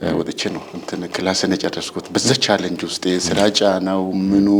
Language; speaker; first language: Amharic; non-native, local second language; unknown